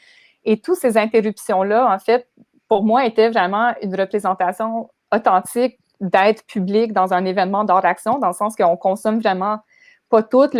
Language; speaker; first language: French; native; French